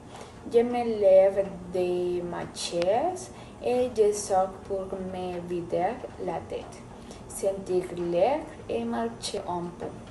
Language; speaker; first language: French; non-native, fluent; Spanish